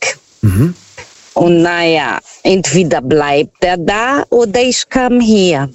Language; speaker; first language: German; non-native, learner; Portuguese